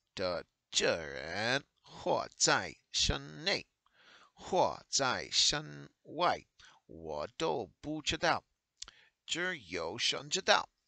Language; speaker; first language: Chinese; non-native, learner; English